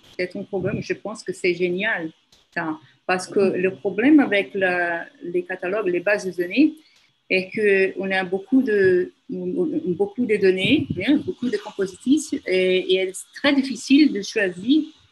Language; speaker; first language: French; non-native, fluent; Portuguese